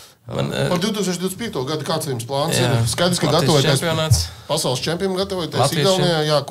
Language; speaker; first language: Latvian; native; Latvian